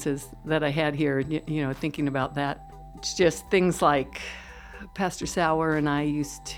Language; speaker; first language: English; native; English